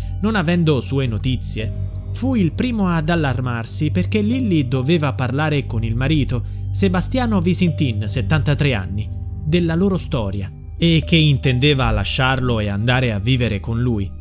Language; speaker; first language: Italian; native; Italian